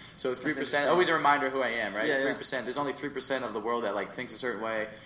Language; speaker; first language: English; native; English